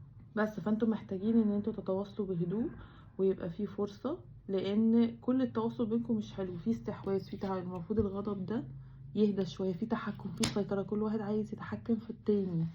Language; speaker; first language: Arabic; native; Arabic